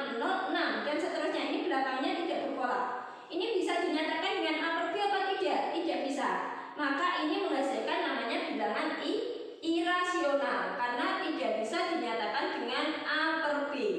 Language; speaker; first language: Indonesian; native; Indonesian